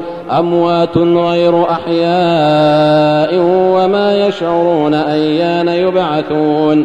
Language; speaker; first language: Arabic; native; Arabic